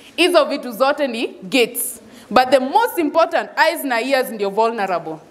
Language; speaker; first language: Swahili; native; Swahili